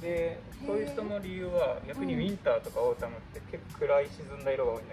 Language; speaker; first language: Japanese; native; Japanese